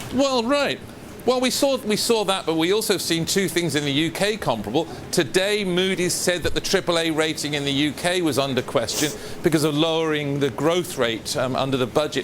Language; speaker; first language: English; native; English